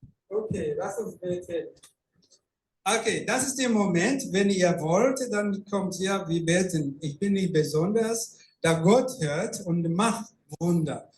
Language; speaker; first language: German; non-native, fluent; Rundi